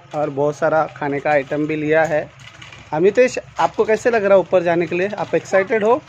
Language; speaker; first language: Hindi; non-native, local second language; Marathi